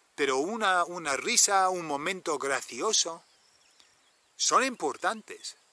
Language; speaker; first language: Spanish; non-native, fluent; English